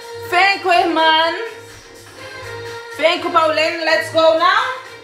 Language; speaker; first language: English; non-native, fluent; Portuguese